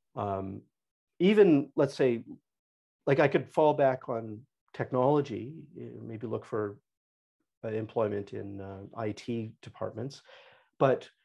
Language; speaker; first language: English; native; English